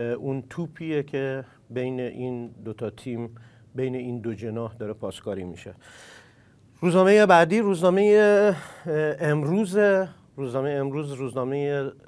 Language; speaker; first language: Persian; non-native, local second language; Central Kurdish